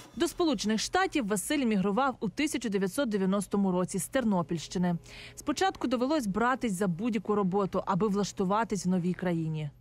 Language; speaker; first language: Ukrainian; native; Ukrainian